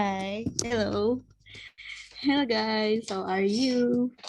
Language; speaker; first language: English; non-native, learner; Indonesian